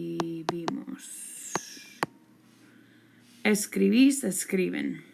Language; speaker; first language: Spanish; non-native, fluent; English